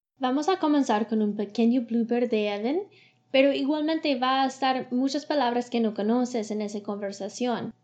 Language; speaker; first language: Spanish; non-native, learner; English